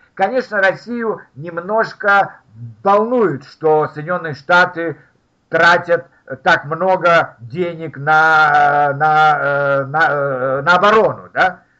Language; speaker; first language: Russian; native; Russian